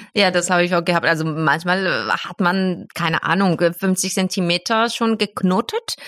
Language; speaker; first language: German; non-native, fluent; Spanish